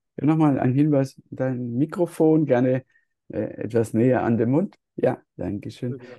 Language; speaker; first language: German; native; German